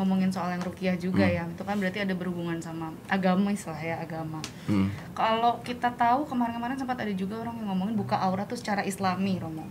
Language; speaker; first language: Indonesian; native; Indonesian